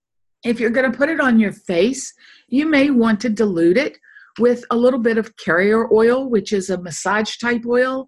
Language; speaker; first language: English; native; English